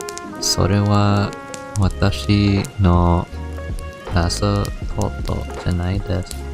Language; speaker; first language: Japanese; non-native, learner; English